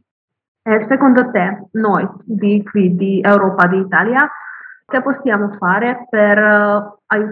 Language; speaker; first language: Italian; non-native, learner; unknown